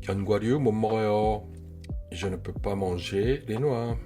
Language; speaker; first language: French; non-native, fluent; Korean